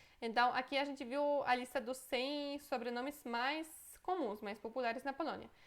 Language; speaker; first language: Portuguese; non-native, fluent; Polish